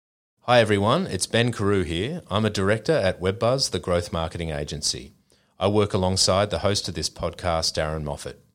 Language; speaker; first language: English; native; English